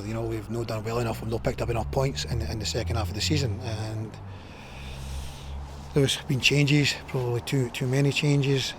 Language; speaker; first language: English; native; English